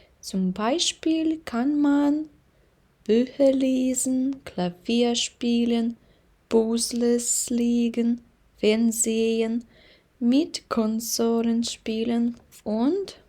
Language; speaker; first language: German; non-native, fluent; Ukrainian